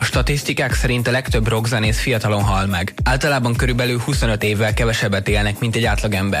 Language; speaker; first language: Hungarian; native; Hungarian